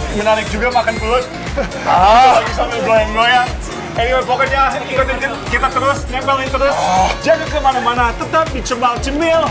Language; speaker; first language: Indonesian; native; Indonesian